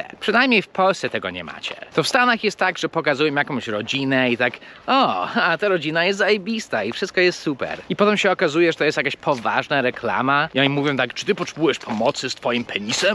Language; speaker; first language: Polish; non-native, fluent; English